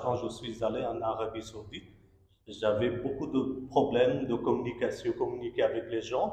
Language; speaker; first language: French; non-native, learner; Bangla